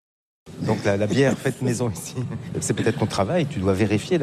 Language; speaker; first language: French; native; French